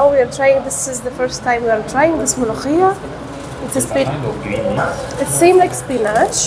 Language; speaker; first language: English; non-native, local second language; Arabic